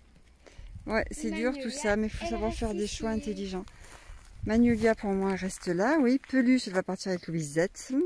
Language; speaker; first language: French; native; French